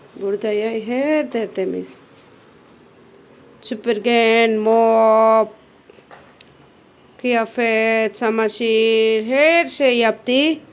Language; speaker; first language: Turkish; non-native, learner; Gujarati